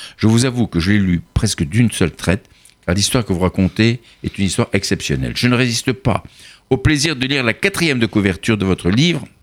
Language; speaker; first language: French; native; French